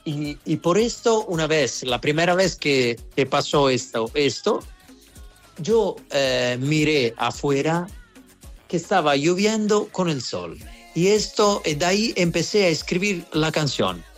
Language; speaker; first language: Spanish; non-native, learner; Italian